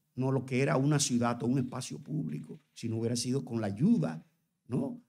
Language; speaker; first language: Spanish; native; Spanish